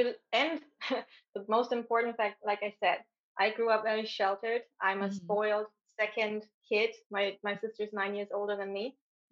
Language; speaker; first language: English; non-native, fluent; German